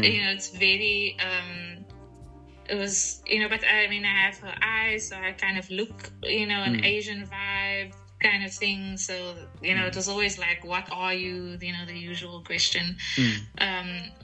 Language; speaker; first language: English; native; English